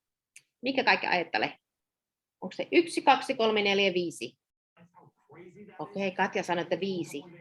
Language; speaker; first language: Finnish; non-native, learner; English